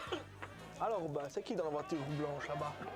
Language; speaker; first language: French; native; French